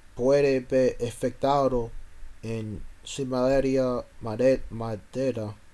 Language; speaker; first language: Spanish; non-native, learner; English